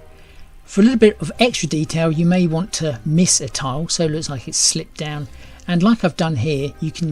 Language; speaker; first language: English; native; English